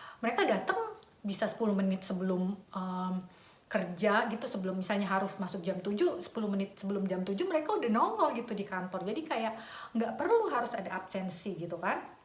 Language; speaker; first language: Indonesian; native; Indonesian